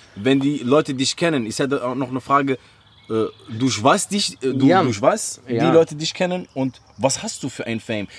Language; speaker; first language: German; non-native, fluent; Arabic